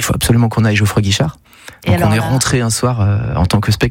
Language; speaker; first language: French; native; French